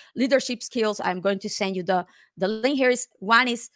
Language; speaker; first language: English; non-native, fluent; Spanish